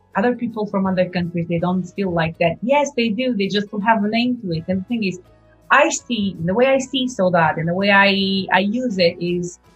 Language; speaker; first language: English; non-native, fluent; Portuguese